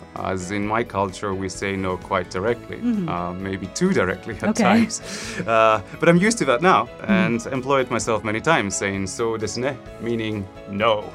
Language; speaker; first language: English; non-native, fluent; Greek